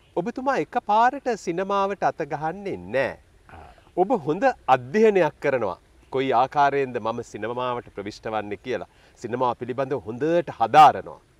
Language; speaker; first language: Sinhala; native; Sinhala